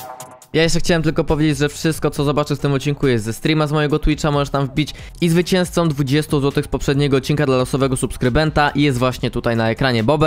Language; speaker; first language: Polish; native; Polish